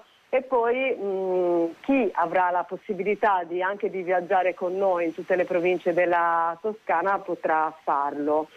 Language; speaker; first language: Italian; native; Italian